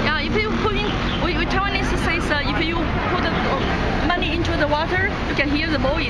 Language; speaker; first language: English; non-native, learner; Chinese